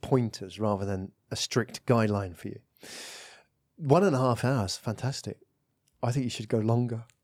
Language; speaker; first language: English; native; English